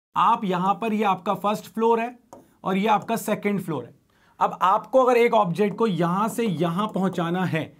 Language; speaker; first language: Hindi; native; Hindi